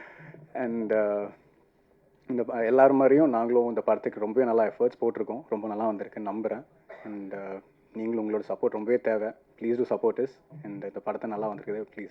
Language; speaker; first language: Tamil; non-native, fluent; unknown